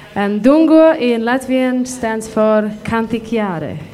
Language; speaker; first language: English; non-native, fluent; Latvian